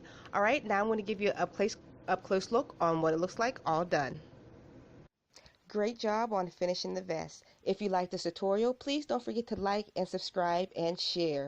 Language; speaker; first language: English; native; English